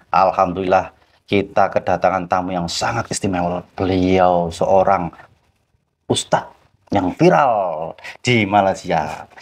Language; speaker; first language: Indonesian; non-native, local second language; Javanese